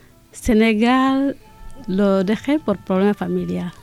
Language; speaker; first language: Spanish; non-native, learner; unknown